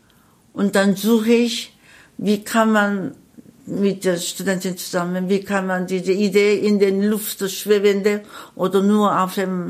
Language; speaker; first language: German; non-native, learner; Korean